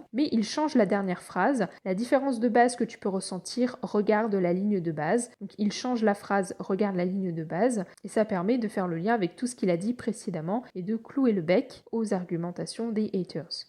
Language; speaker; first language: French; native; French